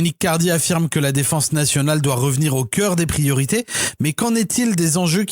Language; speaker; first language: French; native; French